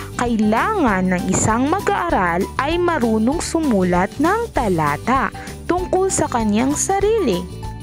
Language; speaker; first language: Filipino; non-native, local second language; Maranao